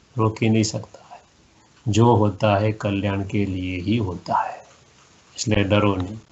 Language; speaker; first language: Hindi; non-native, local second language; Gujarati